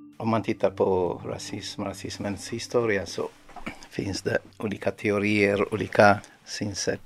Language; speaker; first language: Swedish; non-native, fluent; Amharic